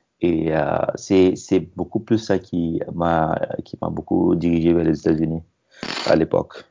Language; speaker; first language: French; non-native, local second language; Mossi